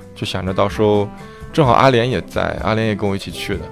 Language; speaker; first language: Chinese; native; Chinese